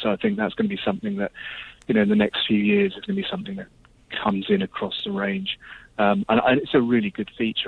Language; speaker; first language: English; native; English